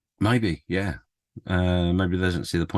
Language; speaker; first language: English; native; English